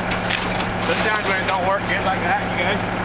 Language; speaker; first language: English; native; English